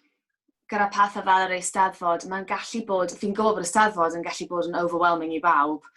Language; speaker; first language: Welsh; native; Welsh